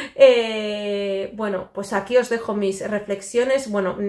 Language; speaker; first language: Spanish; native; Spanish